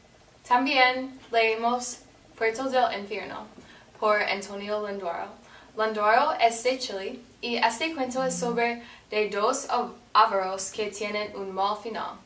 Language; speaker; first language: Spanish; non-native, learner; English